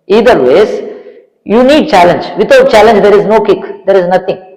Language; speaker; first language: English; non-native, local second language; Kannada